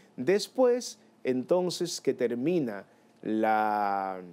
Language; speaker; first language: Spanish; native; Spanish